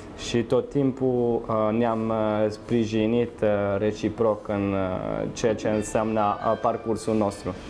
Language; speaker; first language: Romanian; non-native, fluent; Italian